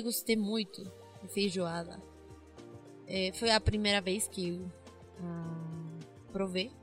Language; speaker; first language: Portuguese; non-native, learner; Spanish